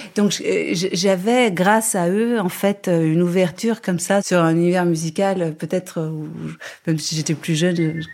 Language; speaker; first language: French; native; French